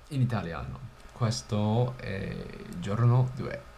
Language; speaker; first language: Italian; non-native, fluent; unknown